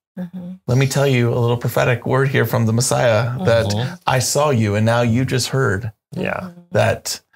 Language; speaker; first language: English; native; English